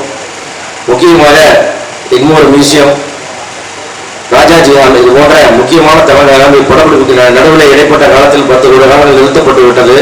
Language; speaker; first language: Tamil; native; Tamil